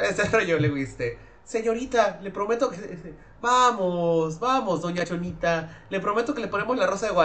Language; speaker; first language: Spanish; native; Spanish